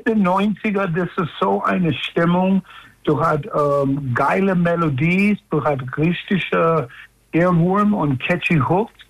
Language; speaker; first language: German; non-native, learner; English